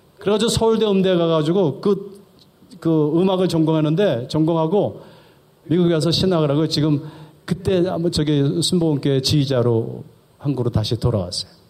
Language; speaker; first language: Korean; early bilingual, heritage; Korean